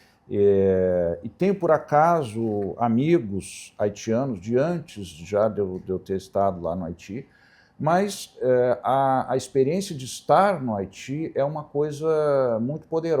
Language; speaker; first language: Portuguese; native; Portuguese